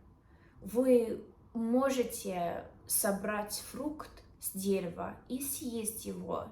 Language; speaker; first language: Russian; non-native, learner; English